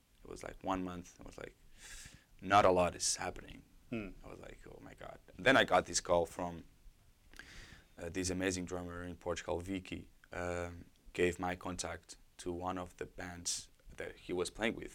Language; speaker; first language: English; non-native, fluent; Portuguese